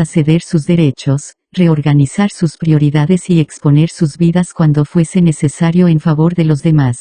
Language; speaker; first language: Spanish; native; Spanish